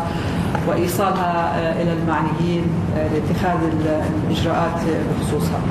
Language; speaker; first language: Arabic; native; Arabic